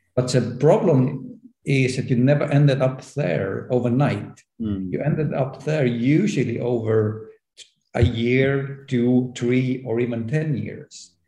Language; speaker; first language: English; non-native, fluent; Estonian